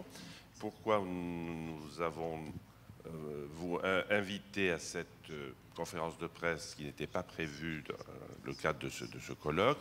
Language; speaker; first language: French; native; French